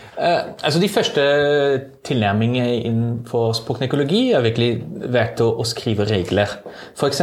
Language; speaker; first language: Norwegian; non-native, fluent; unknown